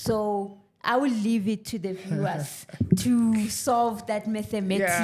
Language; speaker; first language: English; non-native, local second language; Zulu